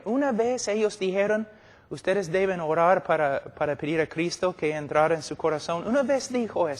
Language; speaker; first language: Spanish; non-native, fluent; English